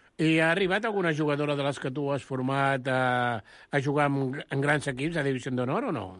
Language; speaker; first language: Catalan; non-native, local second language; Spanish